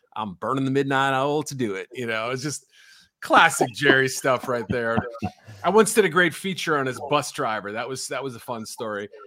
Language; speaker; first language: English; native; English